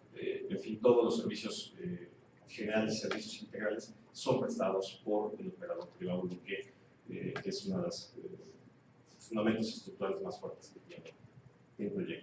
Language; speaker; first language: Spanish; native; Spanish